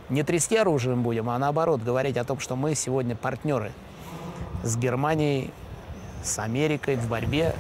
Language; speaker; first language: Russian; native; Russian